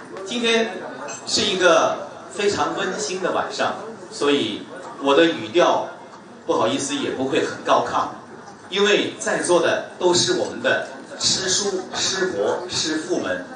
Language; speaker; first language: Chinese; native; Chinese